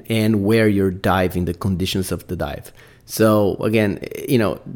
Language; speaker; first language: English; non-native, fluent; Portuguese